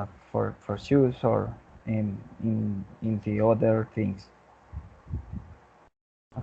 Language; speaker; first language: English; non-native, learner; Spanish